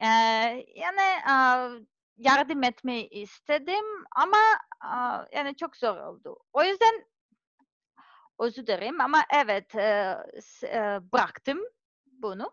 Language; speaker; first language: Turkish; non-native, learner; Serbian